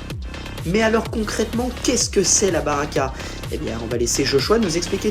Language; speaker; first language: French; native; French